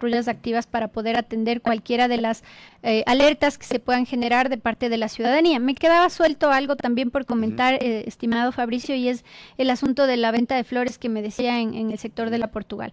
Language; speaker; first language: Spanish; native; Spanish